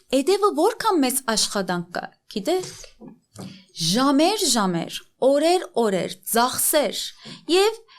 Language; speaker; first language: Armenian; native; Armenian